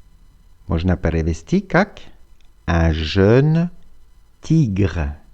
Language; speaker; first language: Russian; non-native, fluent; French